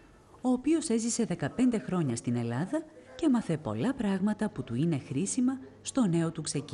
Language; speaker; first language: Greek; native; Greek